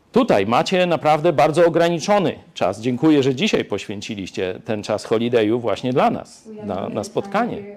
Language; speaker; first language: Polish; native; Polish